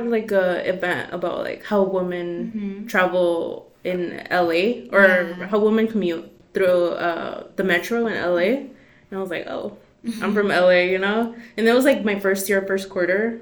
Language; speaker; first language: English; early bilingual, other home language; Spanish